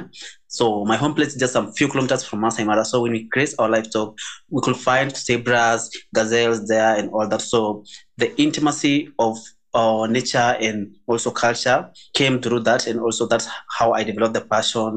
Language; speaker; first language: English; non-native, local second language; Masai